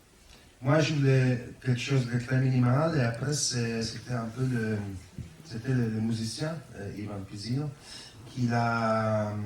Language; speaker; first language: French; non-native, fluent; Italian